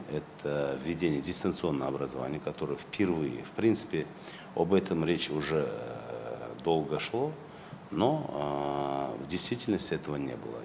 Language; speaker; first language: Russian; non-native, local second language; Uzbek